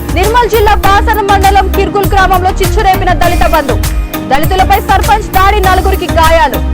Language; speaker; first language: Telugu; native; Telugu